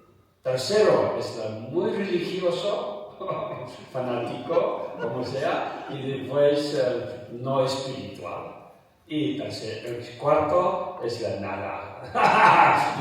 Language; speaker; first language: Spanish; non-native, fluent; Tibetan